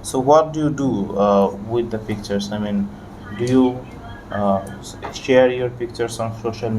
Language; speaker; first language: English; non-native, fluent; Bangla